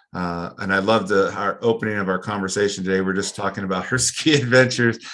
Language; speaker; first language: English; native; English